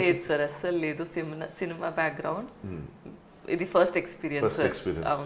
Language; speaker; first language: Telugu; non-native, local second language; Hindi